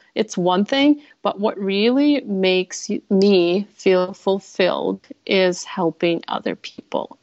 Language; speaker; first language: English; non-native, fluent; Russian